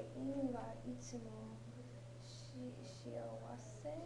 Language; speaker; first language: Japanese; non-native, learner; English